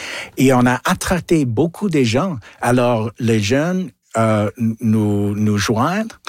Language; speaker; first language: French; non-native, local second language; English